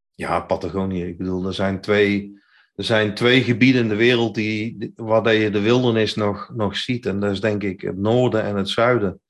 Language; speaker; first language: Dutch; native; Dutch